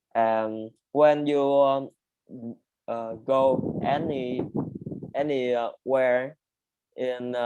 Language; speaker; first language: English; non-native, learner; Vietnamese